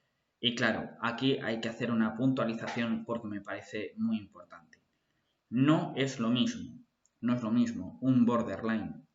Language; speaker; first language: Spanish; native; Spanish